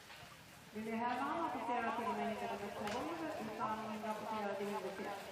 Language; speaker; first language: Swedish; native; Swedish